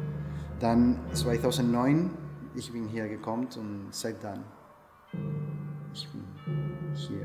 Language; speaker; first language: German; non-native, learner; Spanish